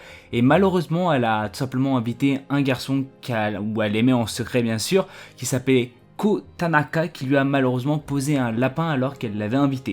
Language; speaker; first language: French; native; French